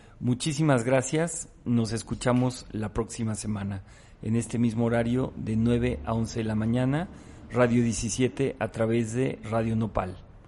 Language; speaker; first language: Spanish; native; Spanish